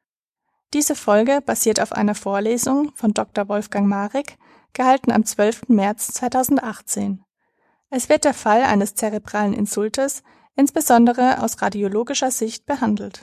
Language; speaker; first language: German; native; German